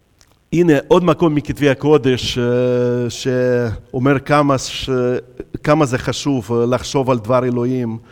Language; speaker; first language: Hebrew; non-native, fluent; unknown